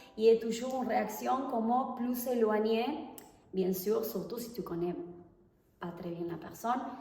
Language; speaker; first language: French; non-native, fluent; Spanish